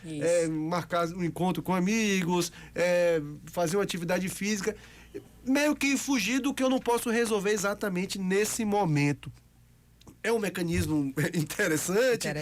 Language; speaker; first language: Portuguese; native; Portuguese